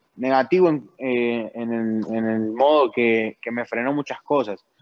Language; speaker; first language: Spanish; native; Spanish